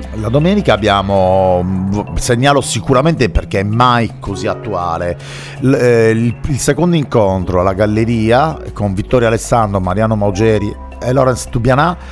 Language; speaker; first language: Italian; native; Italian